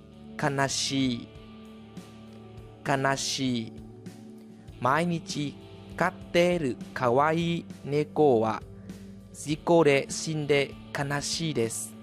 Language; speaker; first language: Japanese; non-native, fluent; Vietnamese